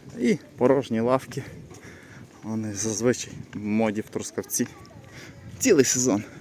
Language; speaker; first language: Ukrainian; native; Ukrainian